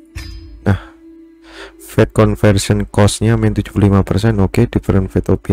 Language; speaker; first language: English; non-native, learner; Indonesian